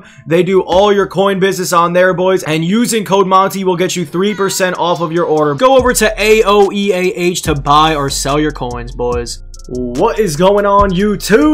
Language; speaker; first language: English; native; English